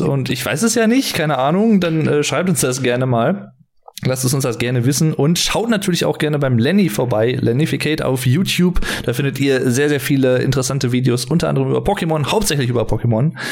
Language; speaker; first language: German; native; German